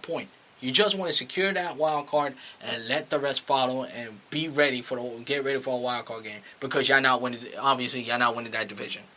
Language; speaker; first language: English; native; English